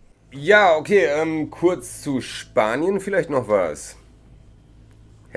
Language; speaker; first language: German; native; German